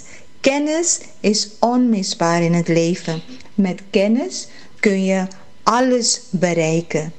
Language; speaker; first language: Dutch; early bilingual, heritage; Caribbean Hindustani